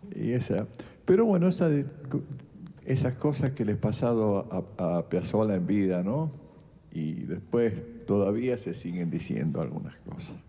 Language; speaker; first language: Spanish; native; Spanish